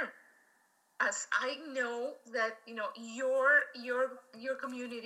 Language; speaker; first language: English; non-native, fluent; Spanish